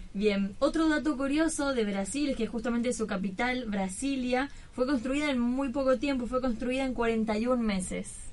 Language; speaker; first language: Spanish; native; Spanish